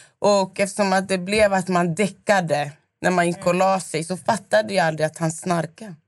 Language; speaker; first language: Swedish; native; Swedish